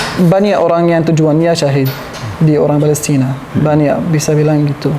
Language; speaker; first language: Indonesian; non-native, learner; Arabic